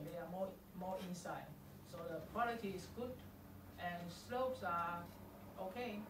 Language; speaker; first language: English; non-native, fluent; Chinese